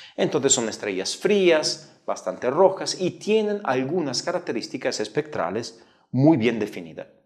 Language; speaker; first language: Spanish; non-native, fluent; Italian